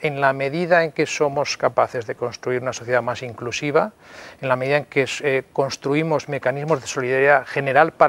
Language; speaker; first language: Spanish; native; Spanish